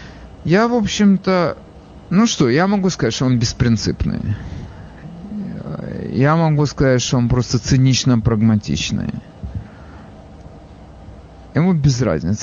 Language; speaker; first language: Russian; native; Russian